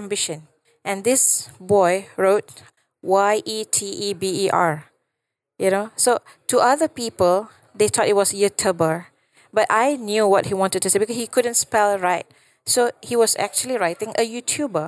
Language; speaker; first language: English; non-native, local second language; Malay